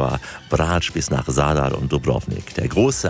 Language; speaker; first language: German; native; German